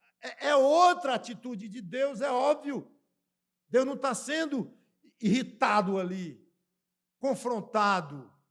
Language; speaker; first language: Portuguese; native; Portuguese